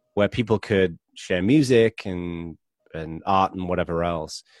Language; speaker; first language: English; native; English